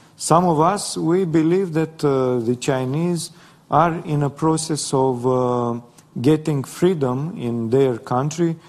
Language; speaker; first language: English; non-native, fluent; Romanian